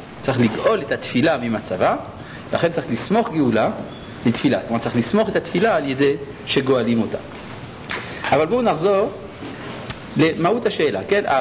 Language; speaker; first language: Hebrew; early bilingual, other home language; French